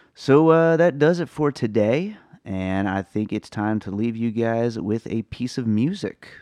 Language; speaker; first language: English; native; English